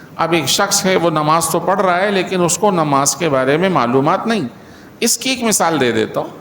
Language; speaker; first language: Urdu; native; Urdu